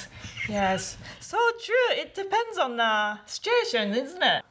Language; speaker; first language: English; non-native, learner; Japanese